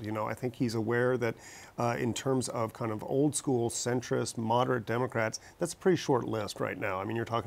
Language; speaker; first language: English; native; English